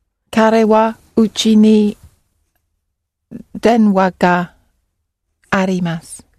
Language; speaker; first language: Japanese; non-native, learner; English